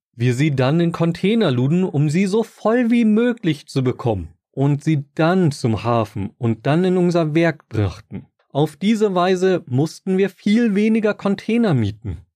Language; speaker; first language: German; native; German